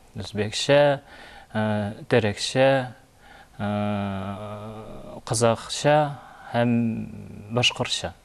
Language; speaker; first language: Tatar; non-native, learner; Yakut